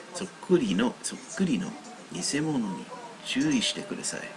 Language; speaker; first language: Japanese; non-native, fluent; English